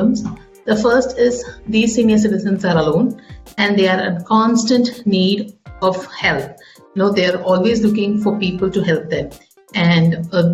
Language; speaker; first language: English; non-native, local second language; Tamil